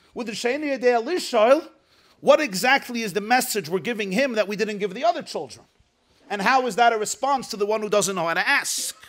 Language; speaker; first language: English; native; English